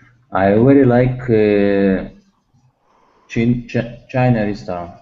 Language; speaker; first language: English; non-native, learner; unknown